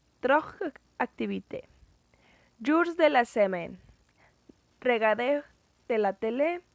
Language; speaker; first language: French; non-native, learner; Spanish